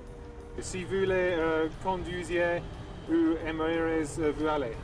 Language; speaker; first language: French; non-native, learner; English